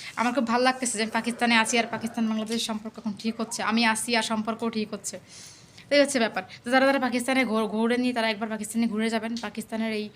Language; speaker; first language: Bangla; native; Bangla